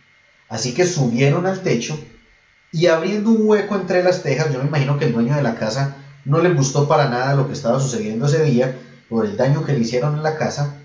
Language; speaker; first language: Spanish; native; Spanish